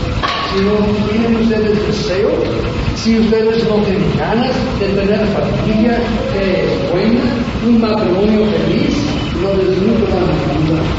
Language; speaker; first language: Spanish; non-native, fluent; English